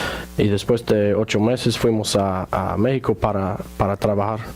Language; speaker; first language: Spanish; non-native, fluent; English